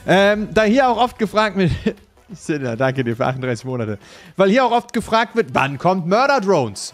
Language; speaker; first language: German; native; German